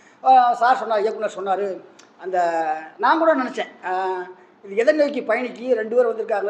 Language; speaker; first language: Tamil; native; Tamil